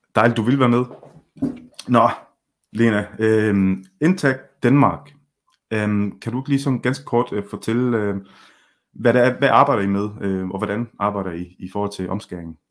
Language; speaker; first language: Danish; early bilingual, other home language; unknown